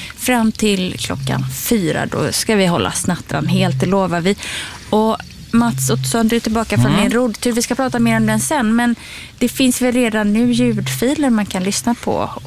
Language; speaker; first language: Swedish; native; Swedish